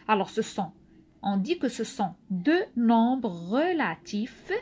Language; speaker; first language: French; non-native, local second language; Arabic